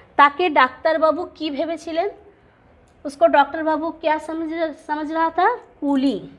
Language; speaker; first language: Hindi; non-native, local second language; Bangla